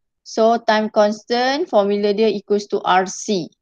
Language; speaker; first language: English; non-native, local second language; Malay